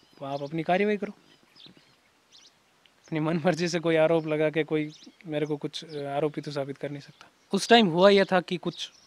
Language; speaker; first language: Hindi; native; Hindi